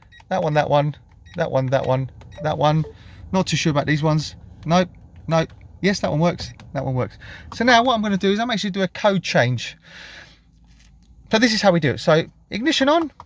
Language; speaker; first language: English; native; English